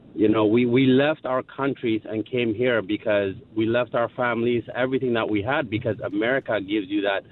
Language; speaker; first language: English; non-native, fluent; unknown